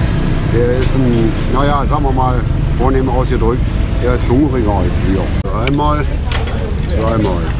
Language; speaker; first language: German; native; German